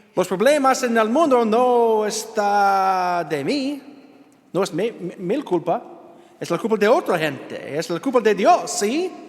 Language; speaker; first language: Spanish; non-native, learner; English